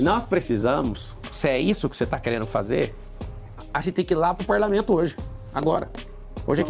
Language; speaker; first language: Portuguese; native; Portuguese